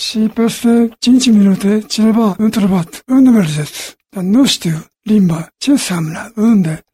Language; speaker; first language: Romanian; non-native, learner; Japanese